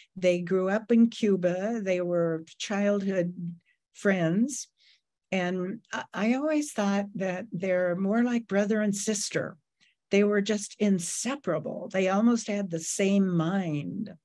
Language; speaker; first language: English; native; English